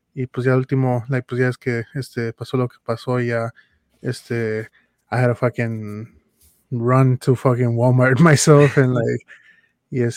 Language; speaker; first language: Spanish; early bilingual, other home language; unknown